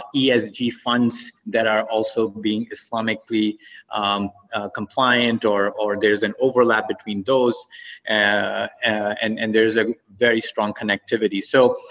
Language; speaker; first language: English; non-native, fluent; Arabic